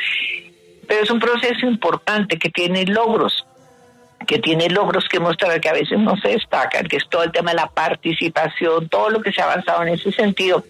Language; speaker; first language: Spanish; native; Spanish